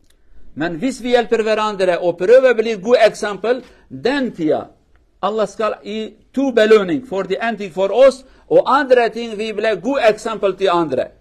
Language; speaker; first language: Norwegian; non-native, learner; Kurdish